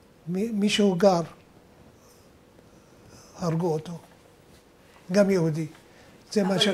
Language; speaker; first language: Hebrew; non-native, fluent; Arabic